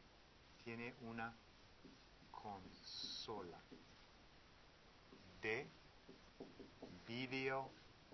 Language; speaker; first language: Spanish; non-native, learner; English